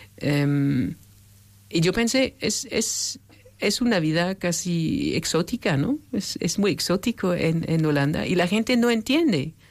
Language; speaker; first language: Spanish; non-native, fluent; French